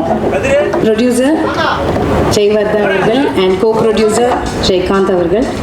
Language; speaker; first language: Tamil; native; Tamil